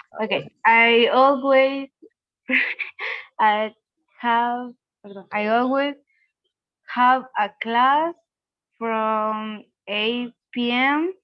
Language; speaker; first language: English; non-native, learner; Spanish